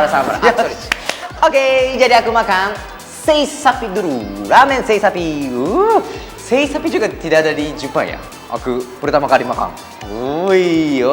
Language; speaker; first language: Indonesian; non-native, fluent; Japanese